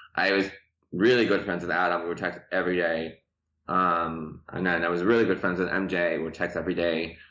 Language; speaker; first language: English; early bilingual, other home language; Persian